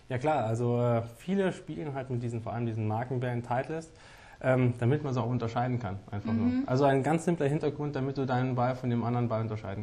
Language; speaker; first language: German; native; German